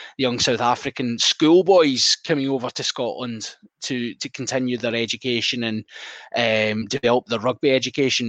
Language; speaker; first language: English; native; English